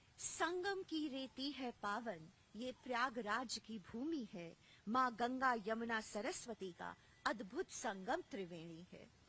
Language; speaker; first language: Hindi; native; Hindi